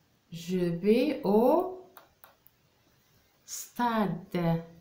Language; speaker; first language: French; non-native, local second language; Arabic